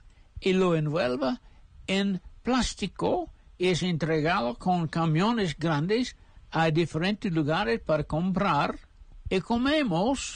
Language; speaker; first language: Spanish; non-native, fluent; English